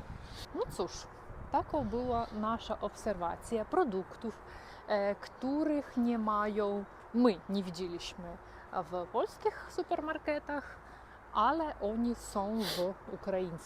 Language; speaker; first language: Polish; non-native, learner; Ukrainian